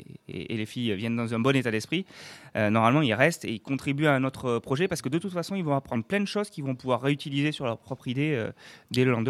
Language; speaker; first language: French; native; French